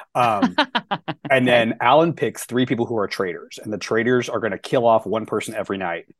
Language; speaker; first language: English; native; English